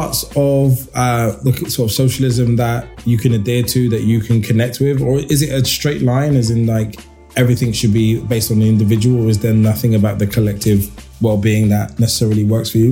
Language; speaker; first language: English; native; English